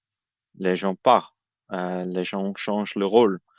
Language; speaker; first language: French; non-native, fluent; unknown